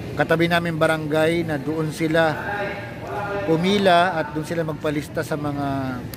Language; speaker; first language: Filipino; native; Filipino